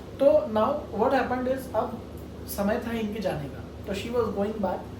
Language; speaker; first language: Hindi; non-native, local second language; Marathi